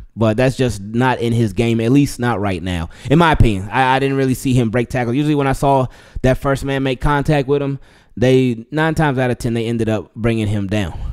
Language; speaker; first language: English; native; English